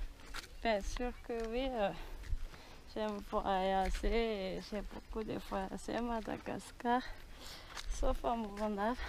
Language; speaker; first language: French; non-native, local second language; Malagasy